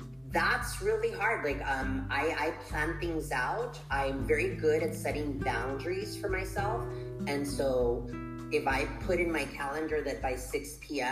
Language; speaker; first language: English; early bilingual, other home language; Spanish